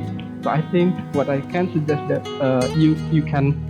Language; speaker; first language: English; non-native, fluent; Indonesian